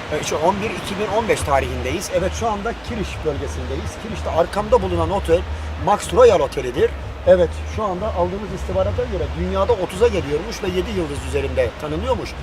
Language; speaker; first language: Turkish; native; Turkish